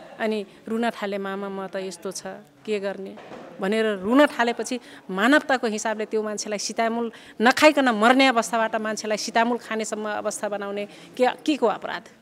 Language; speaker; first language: Nepali; non-native, local second language; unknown